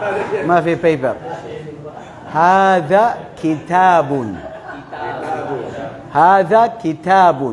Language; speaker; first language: Arabic; non-native, fluent; Filipino